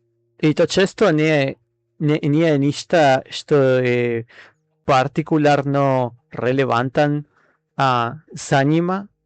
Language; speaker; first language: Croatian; non-native, learner; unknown